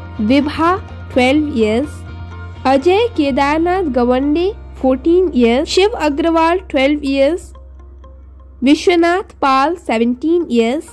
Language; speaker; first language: English; non-native, local second language; Hindi